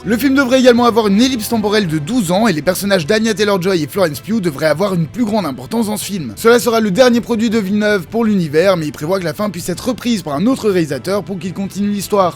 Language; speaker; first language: French; native; French